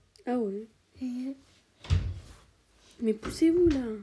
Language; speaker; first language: French; native; French